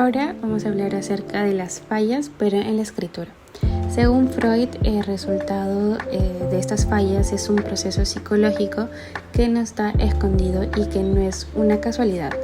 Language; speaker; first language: Spanish; native; Spanish